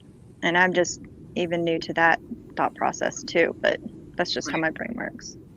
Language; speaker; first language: English; native; English